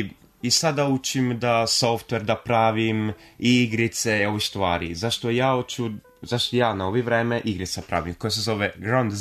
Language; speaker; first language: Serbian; early bilingual, heritage; Italian